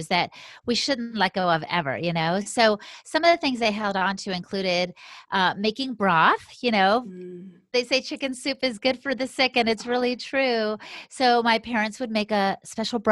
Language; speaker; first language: English; native; English